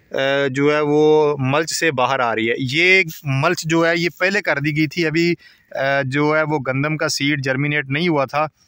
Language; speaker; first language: Urdu; non-native, local second language; Punjabi